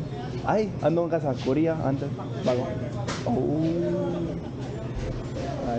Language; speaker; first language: Filipino; non-native, fluent; English